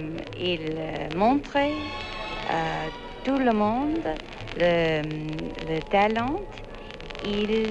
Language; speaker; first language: French; non-native, learner; English